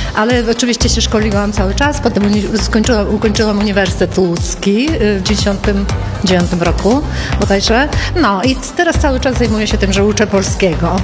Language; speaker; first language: Polish; early bilingual, heritage; Polish